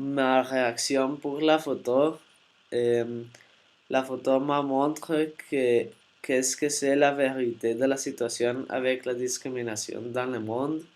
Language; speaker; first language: French; non-native, learner; Spanish